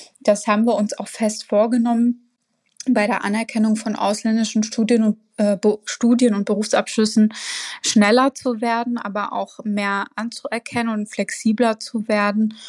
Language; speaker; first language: German; early bilingual, other home language; Arabic